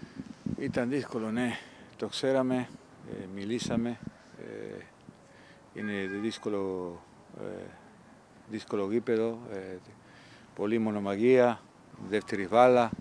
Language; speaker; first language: Greek; non-native, fluent; Spanish